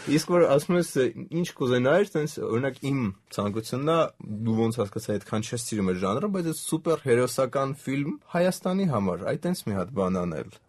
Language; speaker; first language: Armenian; native; Armenian